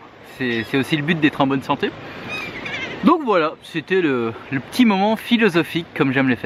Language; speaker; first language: French; native; French